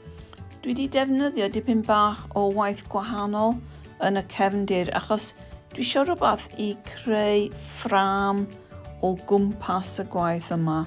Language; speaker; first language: Welsh; non-native, local second language; English